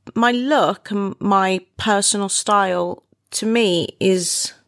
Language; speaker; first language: English; native; English